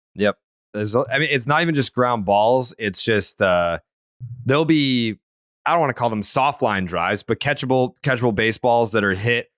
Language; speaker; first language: English; native; English